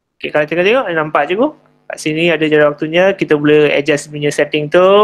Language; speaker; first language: Malay; non-native, local second language; Tamil